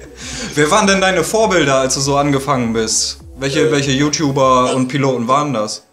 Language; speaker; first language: German; native; German